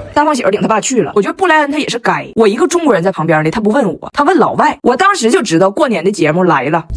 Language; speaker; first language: Chinese; native; Chinese